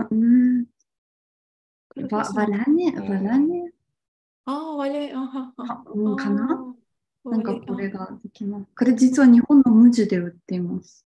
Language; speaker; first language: Japanese; non-native, fluent; Tatar